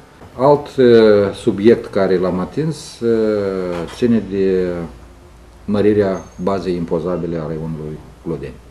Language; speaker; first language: Romanian; native; Romanian